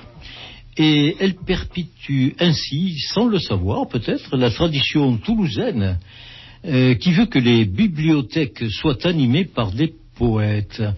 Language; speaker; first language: French; native; French